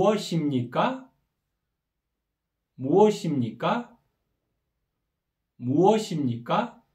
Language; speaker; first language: Korean; non-native, learner; Kyrgyz